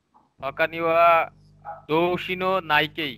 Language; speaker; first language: Japanese; non-native, learner; Bangla